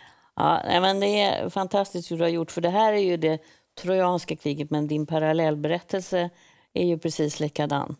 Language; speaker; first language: Swedish; native; Swedish